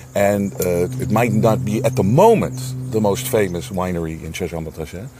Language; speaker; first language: English; non-native, fluent; Dutch